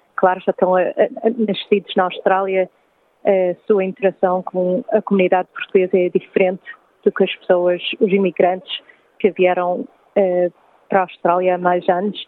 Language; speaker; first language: Portuguese; early bilingual, heritage; English